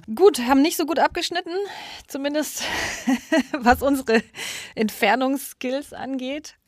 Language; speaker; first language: German; native; German